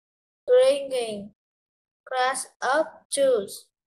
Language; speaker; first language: English; non-native, learner; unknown